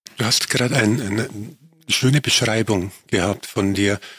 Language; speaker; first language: German; native; German